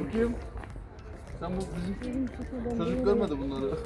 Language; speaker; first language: Turkish; native; Turkish